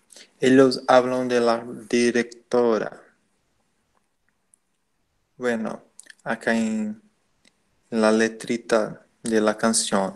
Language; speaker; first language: Spanish; non-native, learner; Portuguese